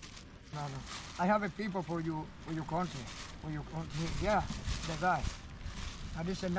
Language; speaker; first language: English; non-native, learner; Spanish